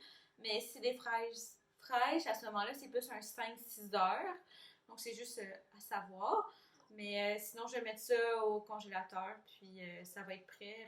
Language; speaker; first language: French; native; French